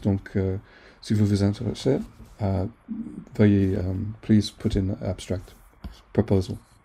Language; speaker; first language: French; non-native, fluent; English